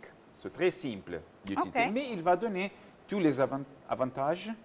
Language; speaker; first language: French; non-native, learner; Italian